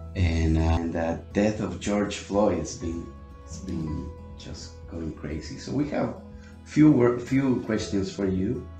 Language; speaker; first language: English; non-native, fluent; Spanish